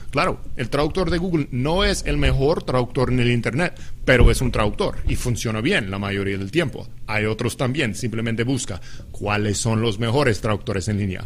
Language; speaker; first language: Spanish; non-native, fluent; English